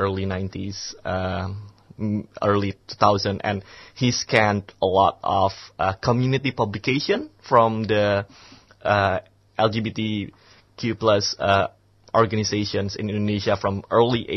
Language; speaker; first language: English; non-native, fluent; Indonesian